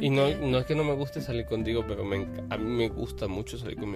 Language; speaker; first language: Spanish; native; Spanish